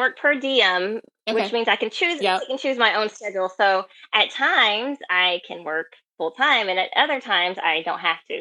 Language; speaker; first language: English; native; English